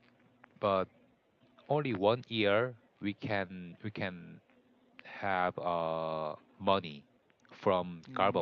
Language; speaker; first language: English; non-native, learner; Korean